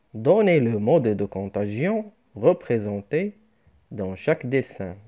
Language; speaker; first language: French; non-native, local second language; Arabic